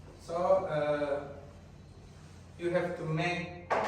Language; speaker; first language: English; non-native, learner; Indonesian